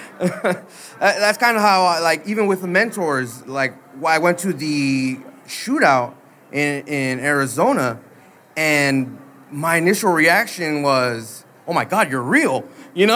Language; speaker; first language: English; early bilingual, other home language; Spanish